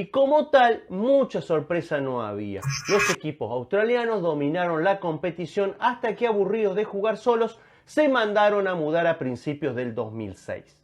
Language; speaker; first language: Spanish; native; Spanish